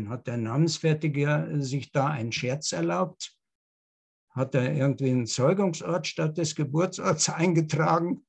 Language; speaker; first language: German; native; German